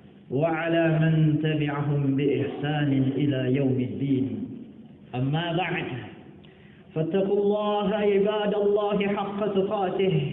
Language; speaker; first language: Arabic; non-native, fluent; Indonesian